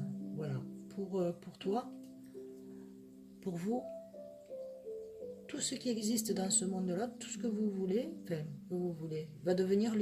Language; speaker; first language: French; native; French